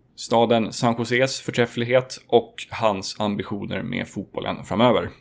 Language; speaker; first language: Swedish; native; Swedish